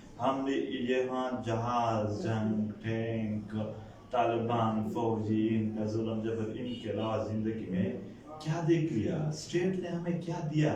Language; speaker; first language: Urdu; non-native, local second language; Pashto